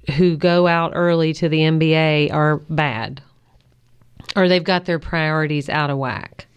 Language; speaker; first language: English; native; English